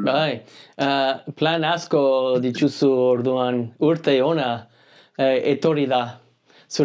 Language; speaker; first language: Basque; non-native, learner; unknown